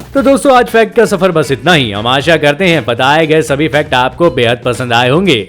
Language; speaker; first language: Hindi; native; Hindi